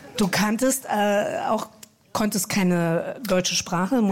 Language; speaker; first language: German; native; German